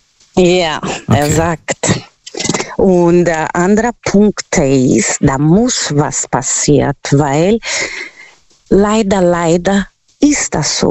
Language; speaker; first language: German; non-native, learner; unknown